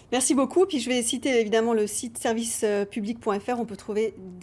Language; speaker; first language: French; native; French